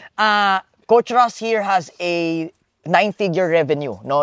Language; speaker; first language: English; non-native, local second language; Filipino